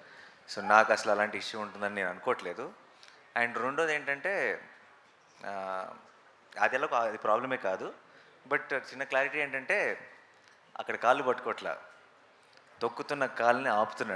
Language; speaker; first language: Telugu; native; Telugu